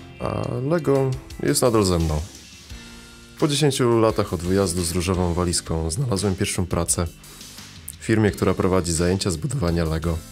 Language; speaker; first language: Polish; early bilingual, other home language; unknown